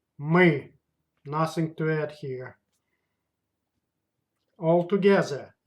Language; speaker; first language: English; non-native, fluent; Russian